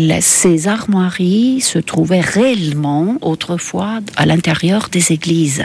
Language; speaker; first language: French; non-native, fluent; Estonian